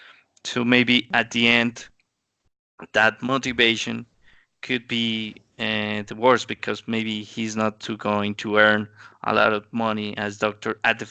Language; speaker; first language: English; non-native, learner; Spanish